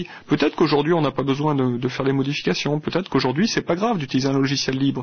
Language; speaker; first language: French; native; French